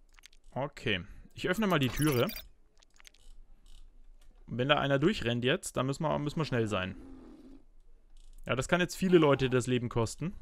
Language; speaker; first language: German; native; German